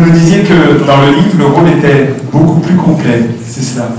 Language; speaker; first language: French; native; French